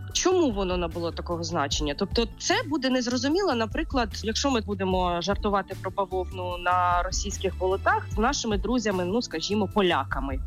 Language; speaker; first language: Ukrainian; native; Ukrainian